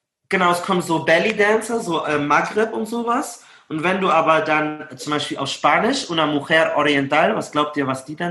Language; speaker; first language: German; early bilingual, other home language; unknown